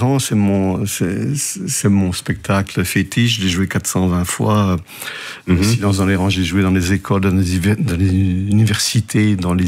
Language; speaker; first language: French; native; French